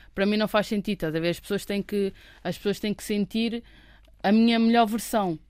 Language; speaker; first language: Portuguese; native; Portuguese